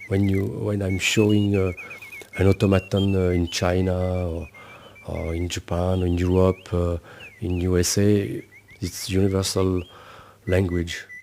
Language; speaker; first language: English; non-native, learner; French